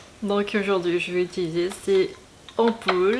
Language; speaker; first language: French; non-native, fluent; Korean